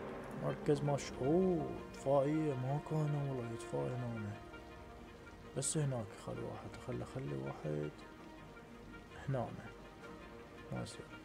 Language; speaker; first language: Arabic; native; Arabic